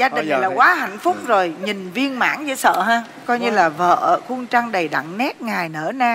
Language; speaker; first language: Vietnamese; native; Vietnamese